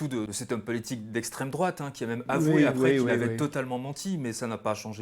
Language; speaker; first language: French; native; French